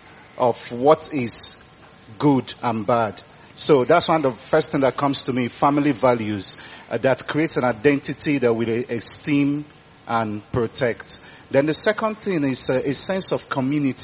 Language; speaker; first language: English; non-native, local second language; Igbo